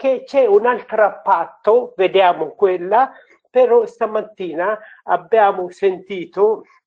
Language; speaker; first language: Italian; non-native, learner; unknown